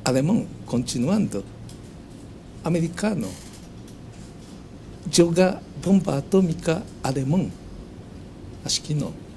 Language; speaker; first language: Portuguese; non-native, learner; Japanese